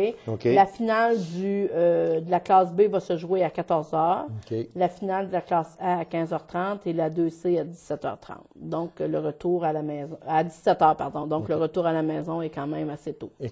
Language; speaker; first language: French; native; French